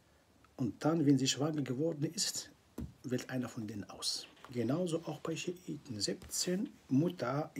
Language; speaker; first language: German; non-native, fluent; Arabic